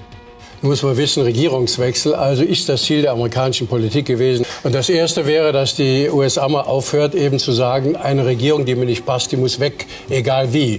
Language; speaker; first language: German; native; German